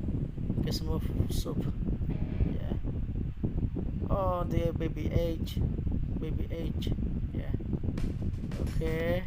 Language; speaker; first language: English; non-native, learner; Khmer